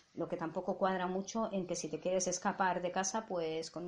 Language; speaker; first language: Spanish; non-native, local second language; Catalan